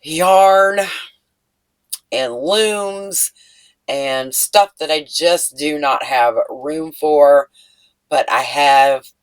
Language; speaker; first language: English; native; English